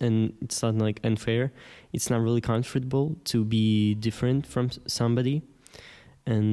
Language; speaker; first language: English; non-native, fluent; Ukrainian